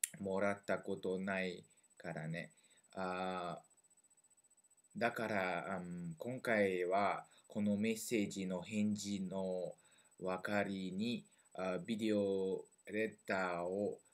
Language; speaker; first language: Japanese; non-native, learner; French